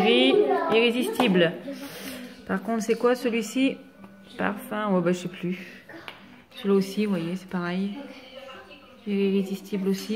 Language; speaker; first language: French; native; French